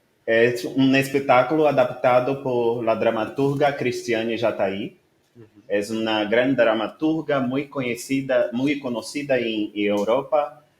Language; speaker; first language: Spanish; non-native, learner; Portuguese